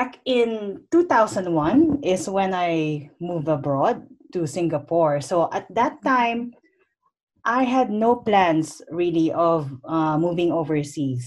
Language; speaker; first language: English; non-native, local second language; Filipino